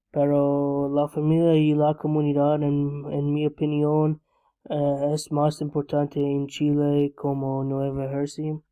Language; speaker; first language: Spanish; non-native, learner; English